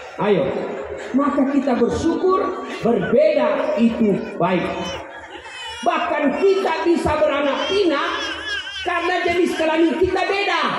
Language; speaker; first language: Indonesian; non-native, local second language; Buginese